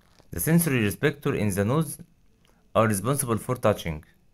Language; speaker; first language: English; non-native, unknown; Arabic